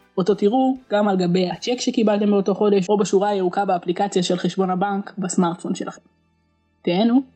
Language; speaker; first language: Hebrew; native; Hebrew